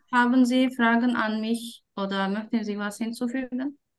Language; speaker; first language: German; non-native, fluent; Turkish